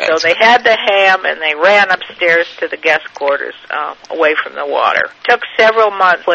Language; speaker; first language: English; native; English